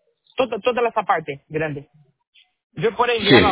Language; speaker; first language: Spanish; non-native, learner; Portuguese